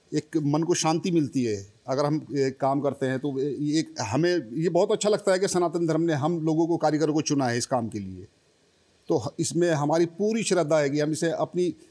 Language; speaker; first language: Hindi; native; Hindi